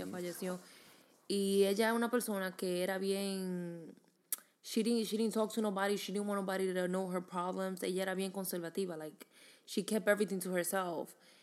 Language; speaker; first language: English; early bilingual, other home language; Spanish